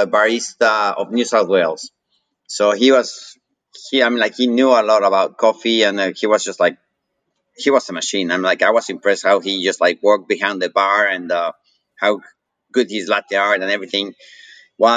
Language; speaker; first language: English; non-native, fluent; Spanish